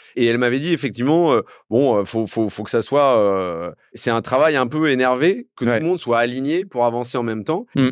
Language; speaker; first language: French; native; French